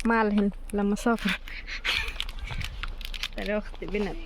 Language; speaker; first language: Arabic; non-native, learner; Bangla